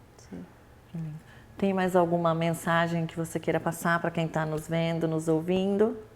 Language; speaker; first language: Portuguese; native; Portuguese